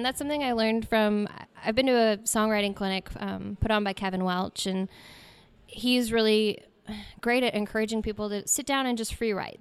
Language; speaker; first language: English; native; English